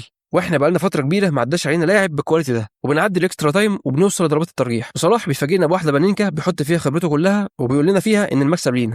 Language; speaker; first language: Arabic; native; Arabic